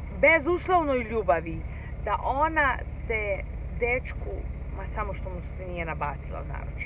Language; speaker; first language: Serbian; early bilingual, heritage; Serbian